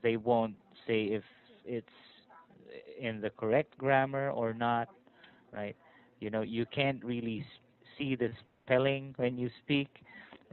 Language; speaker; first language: English; non-native, fluent; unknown